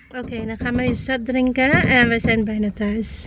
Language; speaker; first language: Dutch; non-native, learner; Filipino